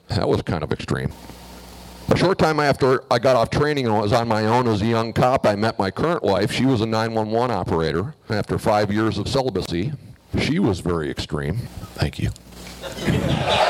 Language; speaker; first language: English; native; English